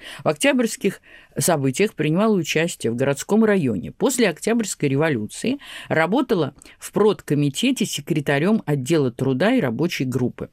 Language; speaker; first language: Russian; native; Russian